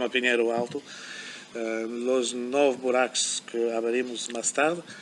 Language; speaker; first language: Portuguese; non-native, fluent; German